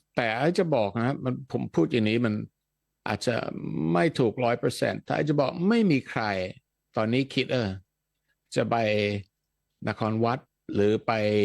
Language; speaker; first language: Thai; non-native, fluent; Dutch